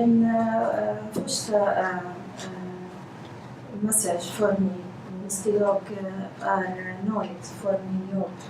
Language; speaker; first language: Swedish; non-native, learner; Arabic